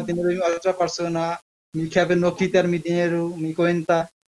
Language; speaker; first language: Spanish; non-native, learner; Bangla